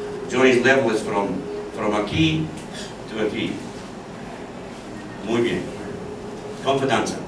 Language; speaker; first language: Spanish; non-native, learner; English